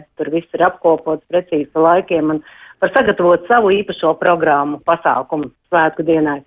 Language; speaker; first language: Latvian; native; Latvian